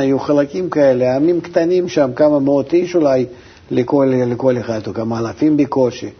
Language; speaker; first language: Hebrew; non-native, fluent; Russian